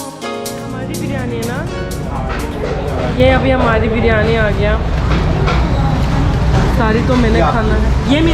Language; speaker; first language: Hindi; non-native, learner; Turkish